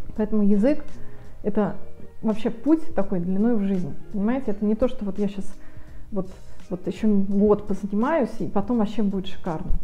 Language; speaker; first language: Russian; native; Russian